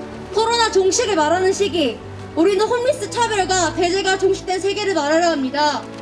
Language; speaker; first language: Korean; native; Korean